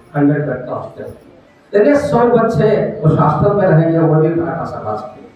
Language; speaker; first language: Hindi; non-native, local second language; Marathi